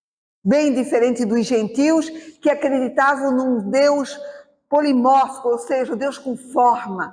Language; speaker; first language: Portuguese; native; Portuguese